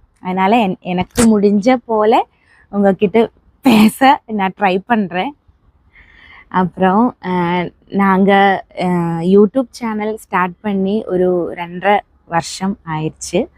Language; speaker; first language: Tamil; non-native, learner; Malayalam